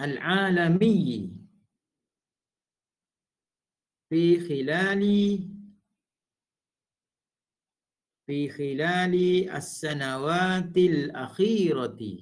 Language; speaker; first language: Arabic; non-native, fluent; Malay